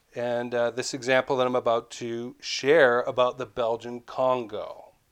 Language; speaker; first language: English; native; English